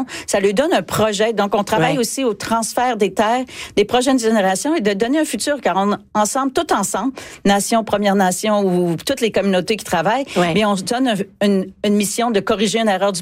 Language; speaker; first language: French; native; French